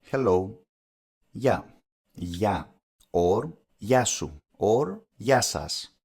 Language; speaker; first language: Greek; non-native, learner; English